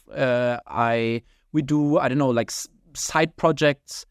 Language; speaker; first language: English; non-native, fluent; German